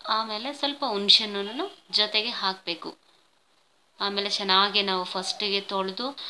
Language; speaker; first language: Kannada; non-native, local second language; Telugu